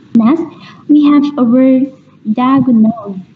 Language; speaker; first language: English; non-native, learner; Vietnamese